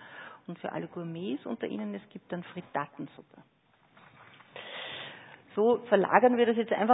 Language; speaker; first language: German; native; German